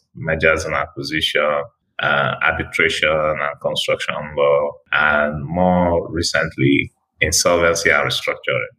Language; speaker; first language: English; non-native, local second language; Igbo